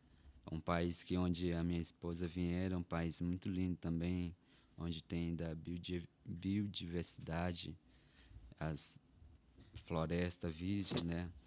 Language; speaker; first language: Portuguese; non-native, local second language; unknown